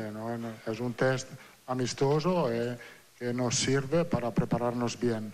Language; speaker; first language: Portuguese; non-native, learner; Italian